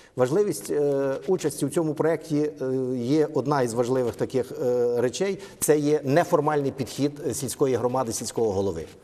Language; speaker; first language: Ukrainian; native; Ukrainian